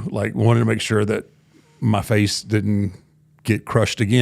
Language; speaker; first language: English; native; English